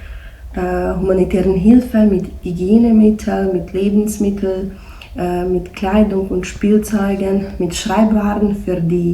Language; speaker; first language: German; early bilingual, heritage; German